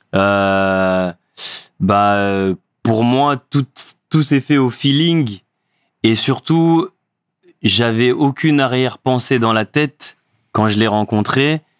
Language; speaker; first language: French; early bilingual, other home language; Fula